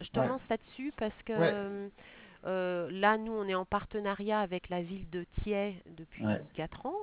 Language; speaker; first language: French; native; French